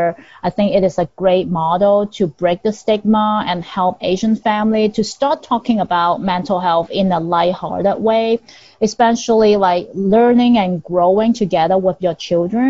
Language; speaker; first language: English; non-native, local second language; Cantonese